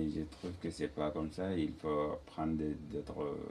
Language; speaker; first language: French; non-native, learner; Arabic